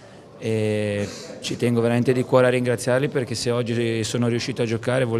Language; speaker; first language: Italian; native; Italian